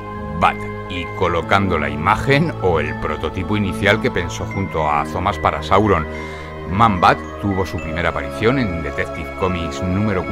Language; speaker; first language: Spanish; native; Spanish